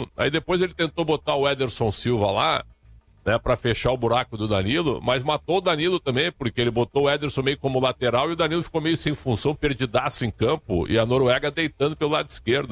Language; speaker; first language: Portuguese; native; Portuguese